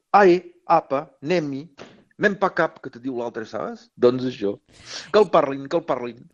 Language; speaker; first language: Catalan; native; Catalan